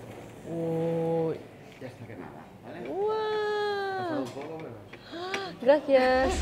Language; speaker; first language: Spanish; non-native, fluent; Korean